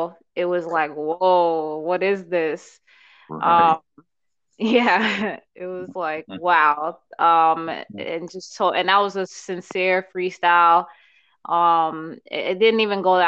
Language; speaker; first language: English; native; English